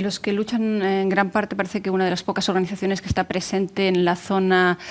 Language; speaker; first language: Spanish; native; Spanish